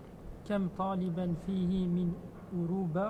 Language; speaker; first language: Arabic; non-native, learner; French